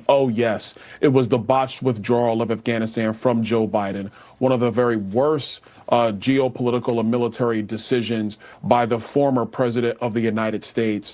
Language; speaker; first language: English; native; English